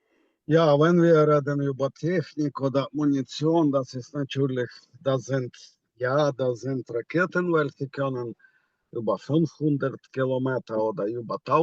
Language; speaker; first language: German; non-native, fluent; Ukrainian